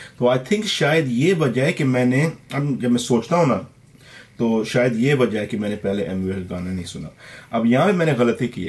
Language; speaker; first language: Urdu; early bilingual, other home language; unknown